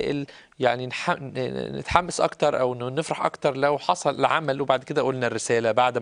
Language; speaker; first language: Arabic; native; Arabic